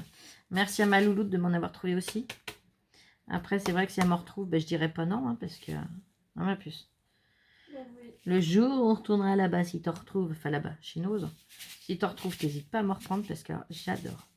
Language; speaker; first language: French; native; French